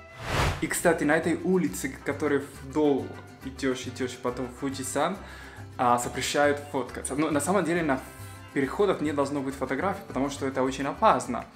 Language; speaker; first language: Russian; non-native, fluent; Spanish